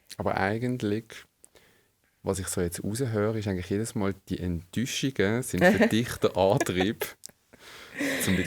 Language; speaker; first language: German; native; German